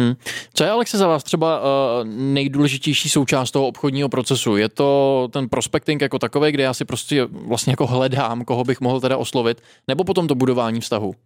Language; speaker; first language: Czech; native; Czech